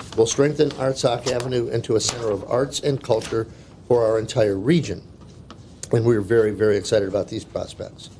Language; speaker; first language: English; native; English